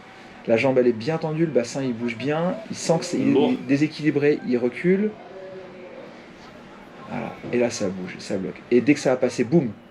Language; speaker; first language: French; native; French